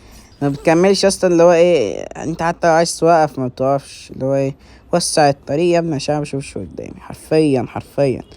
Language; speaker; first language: Arabic; native; Arabic